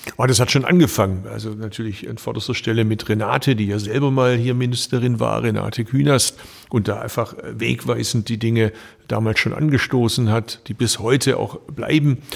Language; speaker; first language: German; early bilingual, other home language; Turkish